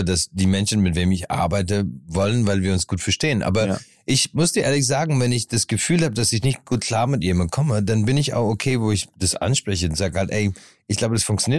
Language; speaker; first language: German; non-native, fluent; English